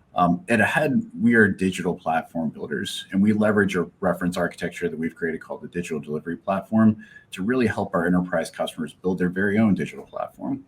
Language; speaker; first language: English; native; English